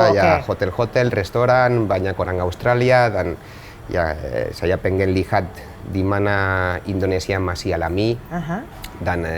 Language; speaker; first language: Indonesian; non-native, fluent; Spanish